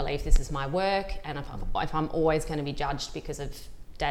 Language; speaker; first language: English; native; English